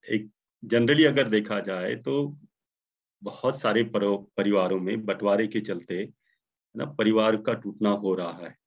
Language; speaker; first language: Hindi; non-native, local second language; Marathi